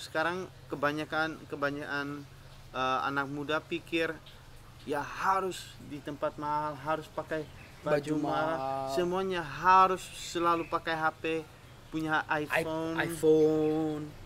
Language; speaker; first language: Indonesian; non-native, fluent; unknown